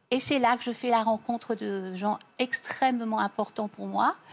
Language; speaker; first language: French; native; French